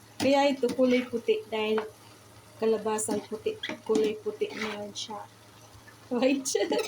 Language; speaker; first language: Filipino; non-native, local second language; Bikol